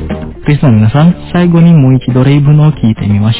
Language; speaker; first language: Japanese; non-native, fluent; Indonesian